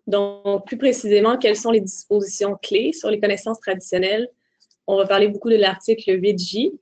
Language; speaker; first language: French; native; French